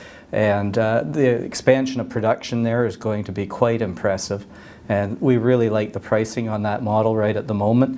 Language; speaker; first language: English; native; English